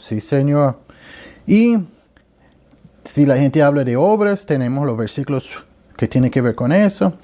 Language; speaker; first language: Spanish; non-native, learner; English